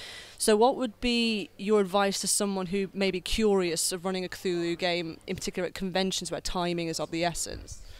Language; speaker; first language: English; native; English